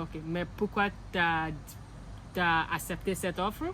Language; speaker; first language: French; non-native, learner; Akan